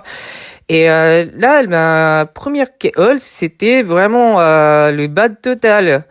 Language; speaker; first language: French; non-native, fluent; Japanese